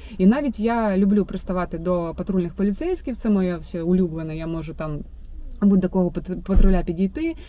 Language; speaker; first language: Ukrainian; non-native, local second language; Russian